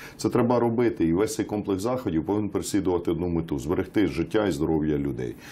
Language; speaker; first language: Ukrainian; native; Ukrainian